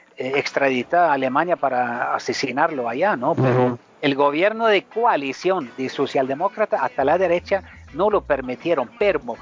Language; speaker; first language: Spanish; non-native, fluent; Swedish